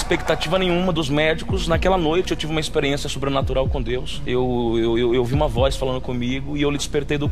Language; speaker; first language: Portuguese; native; Portuguese